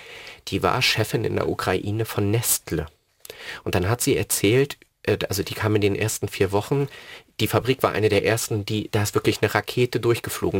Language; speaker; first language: German; native; German